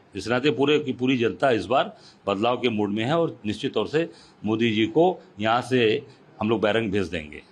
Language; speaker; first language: Hindi; native; Hindi